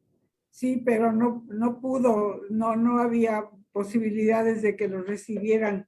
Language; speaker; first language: Spanish; early bilingual, other home language; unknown